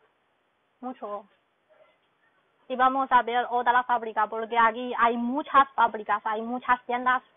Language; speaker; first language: Spanish; non-native, learner; Chinese